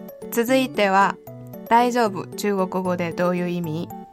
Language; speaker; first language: Japanese; non-native, fluent; Chinese